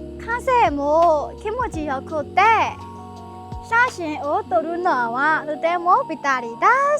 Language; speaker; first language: Japanese; non-native, learner; Burmese